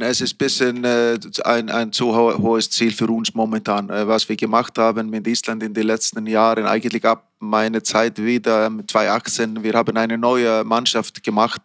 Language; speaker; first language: German; non-native, fluent; Icelandic